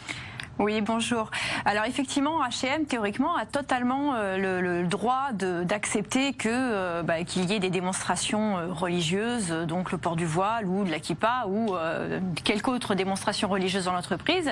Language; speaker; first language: French; native; French